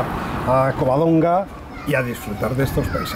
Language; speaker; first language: Spanish; native; Spanish